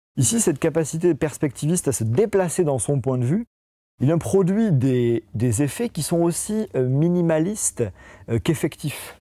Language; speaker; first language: French; native; French